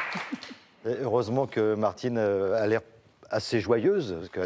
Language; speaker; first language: French; native; French